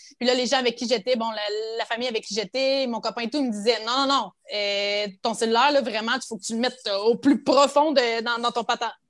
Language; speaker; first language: French; native; French